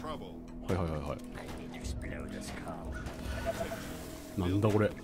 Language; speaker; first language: Japanese; native; Japanese